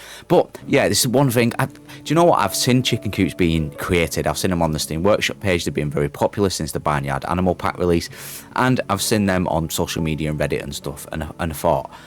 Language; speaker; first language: English; native; English